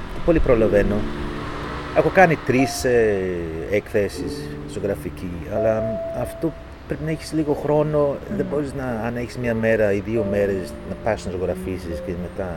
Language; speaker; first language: Greek; non-native, fluent; English